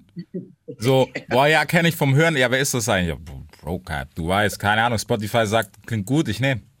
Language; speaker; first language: German; non-native, fluent; English